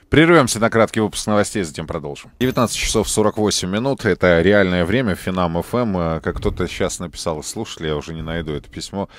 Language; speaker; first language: Russian; native; Russian